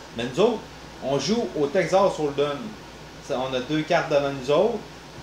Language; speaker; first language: French; native; French